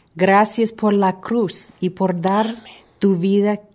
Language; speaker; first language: Spanish; non-native, fluent; English